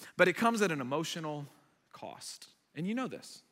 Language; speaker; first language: English; early bilingual, other home language; Arabic